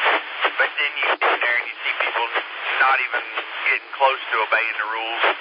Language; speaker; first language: English; native; English